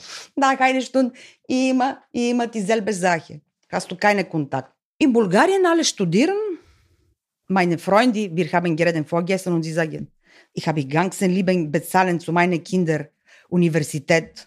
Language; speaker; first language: German; non-native, learner; Bulgarian